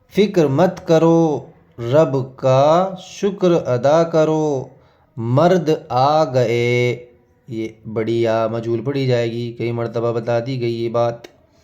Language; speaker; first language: Urdu; native; Urdu